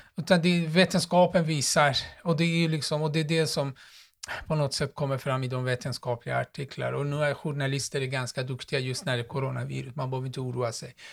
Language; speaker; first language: Swedish; non-native, fluent; Persian